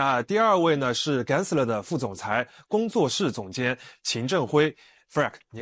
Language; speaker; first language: Chinese; native; Chinese